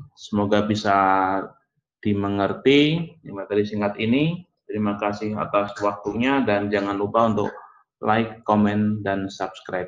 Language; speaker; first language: Indonesian; native; Indonesian